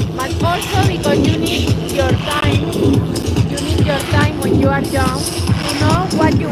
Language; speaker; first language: English; non-native, fluent; Spanish